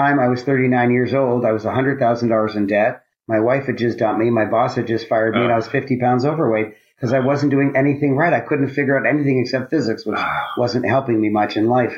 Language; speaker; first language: English; native; English